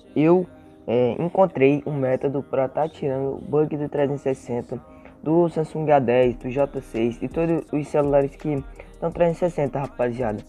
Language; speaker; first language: Portuguese; native; Portuguese